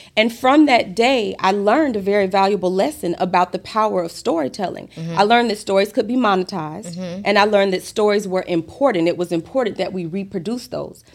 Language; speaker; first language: English; native; English